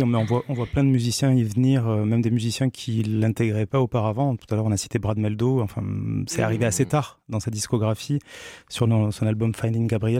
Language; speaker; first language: French; native; French